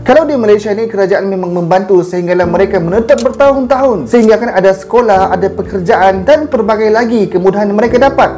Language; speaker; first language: Malay; native; Malay